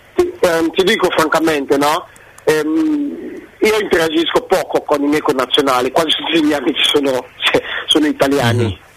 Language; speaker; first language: Italian; non-native, fluent; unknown